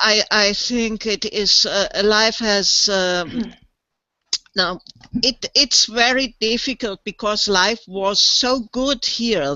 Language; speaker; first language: English; non-native, fluent; German